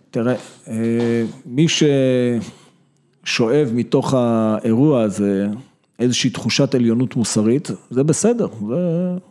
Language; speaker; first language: Hebrew; native; Hebrew